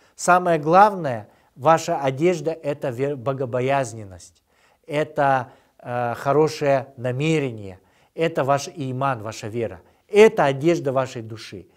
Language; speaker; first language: Russian; non-native, local second language; Kyrgyz